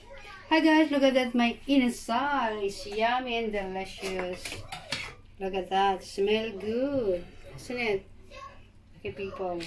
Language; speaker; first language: English; non-native, learner; Filipino